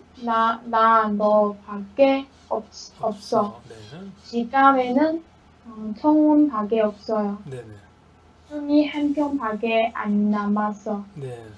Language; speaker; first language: Korean; non-native, learner; Chinese